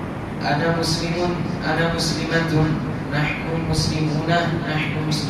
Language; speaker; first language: Arabic; non-native, learner; Urdu